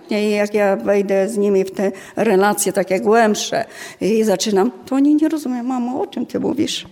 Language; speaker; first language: Polish; non-native, local second language; Romany